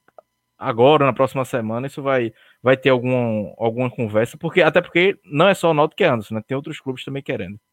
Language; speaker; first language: Portuguese; native; Portuguese